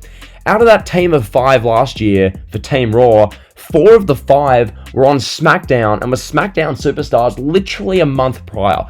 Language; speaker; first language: English; native; English